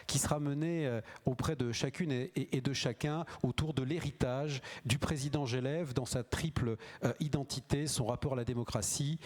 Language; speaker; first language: French; native; French